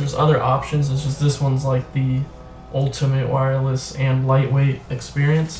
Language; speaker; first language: English; native; English